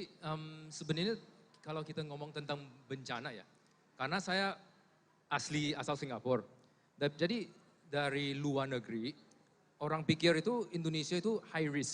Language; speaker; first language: Indonesian; non-native, fluent; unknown